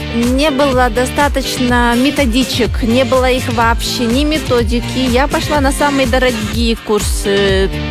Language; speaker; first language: Russian; native; Russian